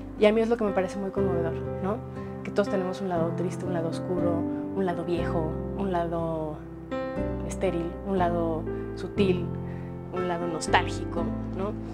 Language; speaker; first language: Spanish; native; Spanish